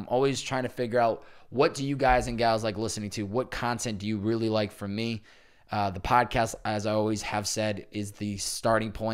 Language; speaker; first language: English; native; English